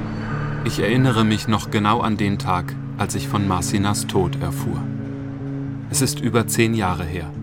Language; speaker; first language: German; native; German